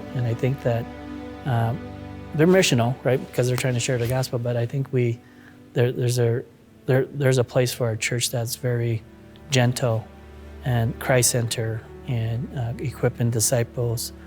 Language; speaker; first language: English; early bilingual, other home language; Hmong